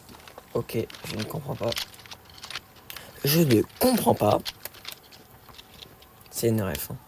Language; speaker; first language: French; native; French